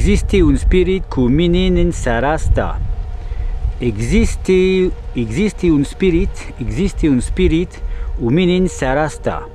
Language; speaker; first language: Romanian; non-native, learner; French